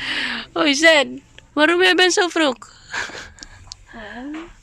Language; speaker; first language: Dutch; non-native, learner; Filipino